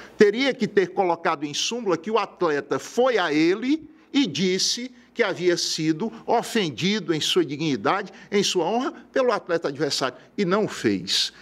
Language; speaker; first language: Portuguese; native; Portuguese